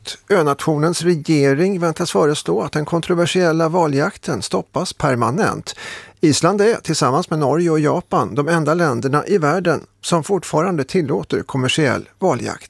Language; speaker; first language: Swedish; native; Swedish